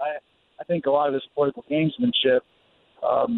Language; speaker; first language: English; native; English